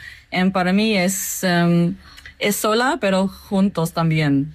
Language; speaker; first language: Spanish; non-native, learner; English